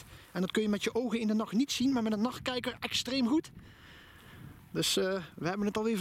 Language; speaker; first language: Dutch; native; Dutch